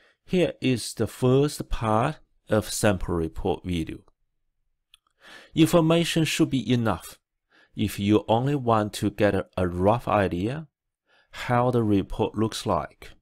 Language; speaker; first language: English; non-native, fluent; Chinese